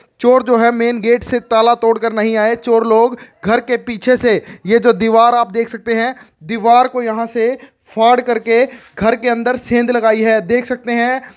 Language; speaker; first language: Hindi; native; Hindi